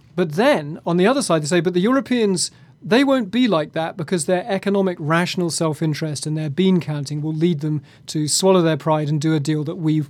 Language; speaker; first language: English; native; English